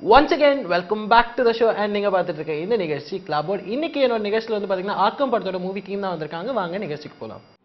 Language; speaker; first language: Tamil; native; Tamil